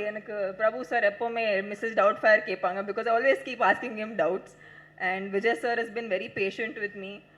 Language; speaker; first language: Tamil; non-native, learner; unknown